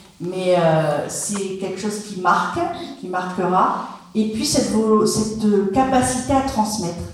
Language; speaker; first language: French; native; French